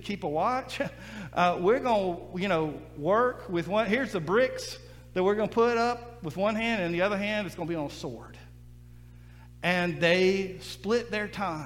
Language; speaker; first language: English; native; English